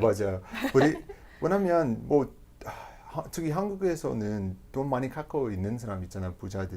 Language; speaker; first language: Korean; non-native, fluent; English